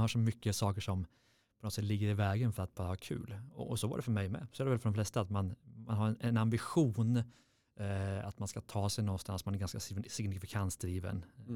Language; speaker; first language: Swedish; native; Swedish